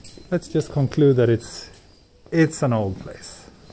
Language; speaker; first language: English; non-native, fluent; Swedish